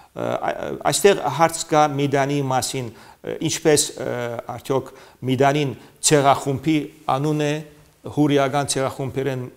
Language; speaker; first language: Armenian; early bilingual, heritage; Armenian